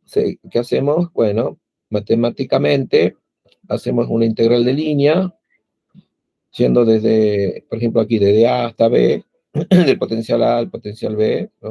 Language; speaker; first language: Spanish; native; Spanish